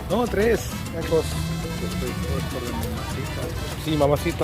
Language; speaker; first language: Spanish; non-native, learner; Sinhala